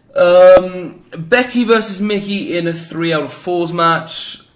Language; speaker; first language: English; native; English